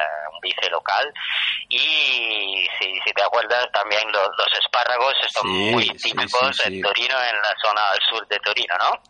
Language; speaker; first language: Spanish; non-native, fluent; Italian